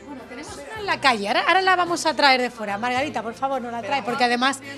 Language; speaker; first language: Spanish; native; Spanish